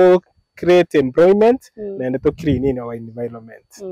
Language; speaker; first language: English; non-native, local second language; Gusii